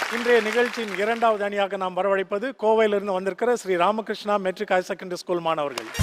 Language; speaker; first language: Tamil; native; Tamil